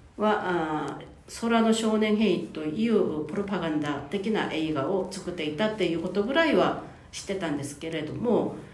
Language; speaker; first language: Japanese; non-native, fluent; Korean